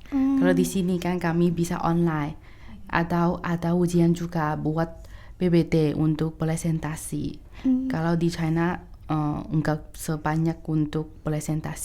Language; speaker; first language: Indonesian; non-native, fluent; Chinese